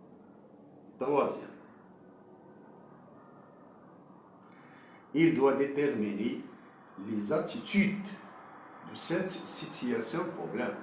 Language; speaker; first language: French; non-native, local second language; Arabic